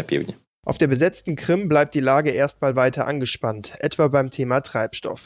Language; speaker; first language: German; native; German